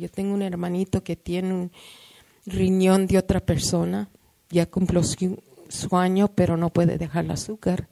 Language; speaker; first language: Spanish; early bilingual, heritage; Spanish